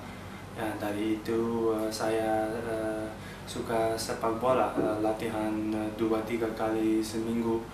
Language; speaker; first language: Indonesian; early bilingual, heritage; Dutch